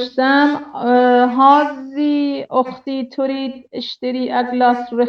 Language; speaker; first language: Arabic; non-native, learner; Persian